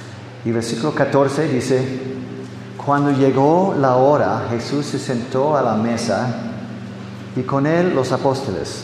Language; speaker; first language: Spanish; non-native, fluent; English